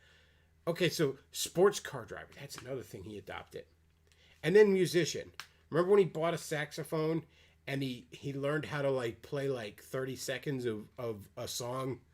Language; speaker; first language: English; native; English